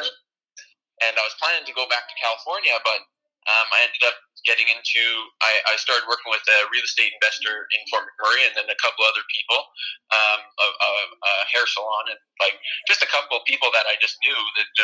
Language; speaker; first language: English; native; English